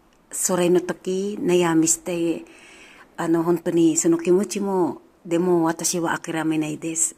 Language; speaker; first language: Japanese; non-native, learner; Filipino